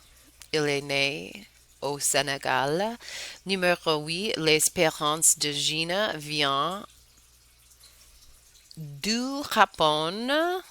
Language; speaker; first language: French; non-native, fluent; English